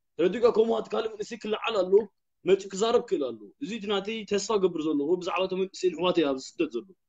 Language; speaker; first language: Tigrinya; early bilingual, heritage; Tigrinya